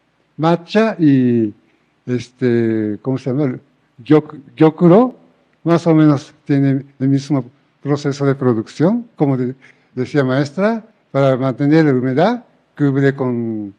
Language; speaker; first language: Spanish; non-native, fluent; Japanese